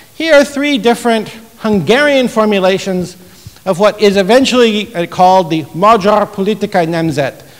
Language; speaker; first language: English; native; English